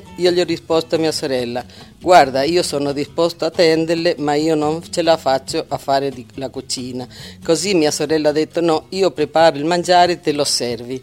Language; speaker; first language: Italian; early bilingual, heritage; Italian